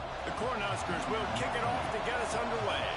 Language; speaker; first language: English; native; English